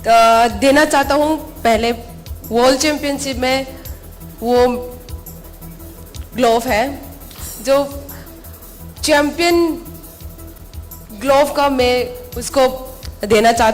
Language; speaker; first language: Hindi; non-native, local second language; Manipuri